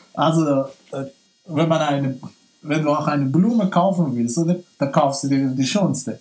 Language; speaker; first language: German; non-native, fluent; Persian